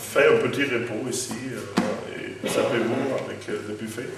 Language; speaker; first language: French; non-native, fluent; German